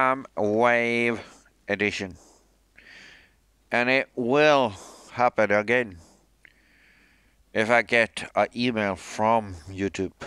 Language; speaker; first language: English; non-native, fluent; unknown